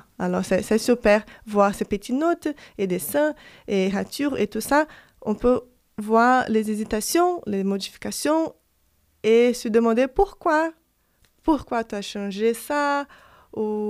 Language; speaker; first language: French; non-native, fluent; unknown